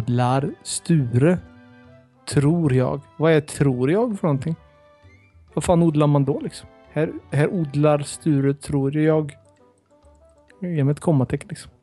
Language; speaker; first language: Swedish; native; Swedish